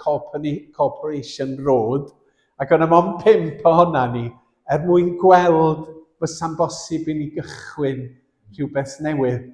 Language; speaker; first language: Welsh; native; Welsh